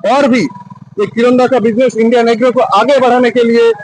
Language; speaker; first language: Hindi; non-native, local second language; Bangla